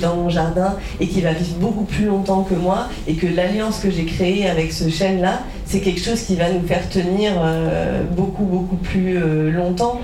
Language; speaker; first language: French; native; French